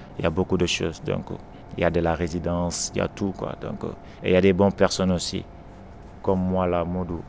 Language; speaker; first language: French; non-native, local second language; Wolof